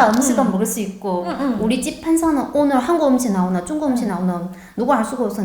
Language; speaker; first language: Korean; non-native, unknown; Chinese